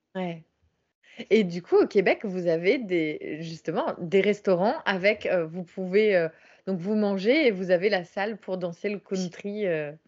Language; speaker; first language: French; native; French